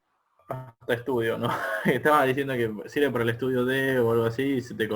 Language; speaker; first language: Spanish; native; Spanish